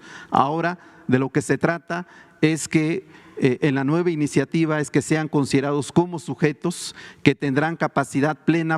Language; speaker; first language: Spanish; non-native, local second language; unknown